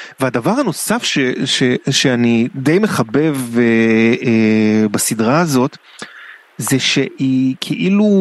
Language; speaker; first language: Hebrew; native; Hebrew